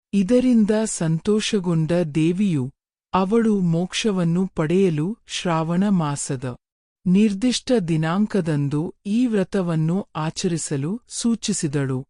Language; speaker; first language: Kannada; native; Kannada